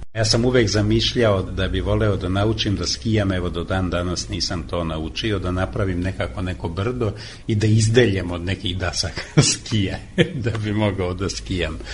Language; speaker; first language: Serbian; non-native, local second language; Hungarian